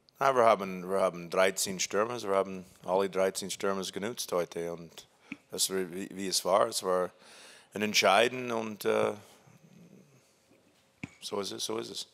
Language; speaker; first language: German; non-native, fluent; English